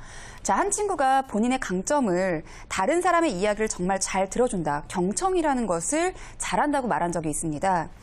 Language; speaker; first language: Korean; native; Korean